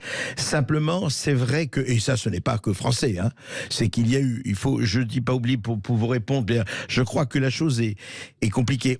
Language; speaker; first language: French; native; French